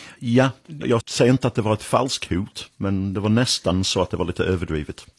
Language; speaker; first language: Swedish; non-native, fluent; English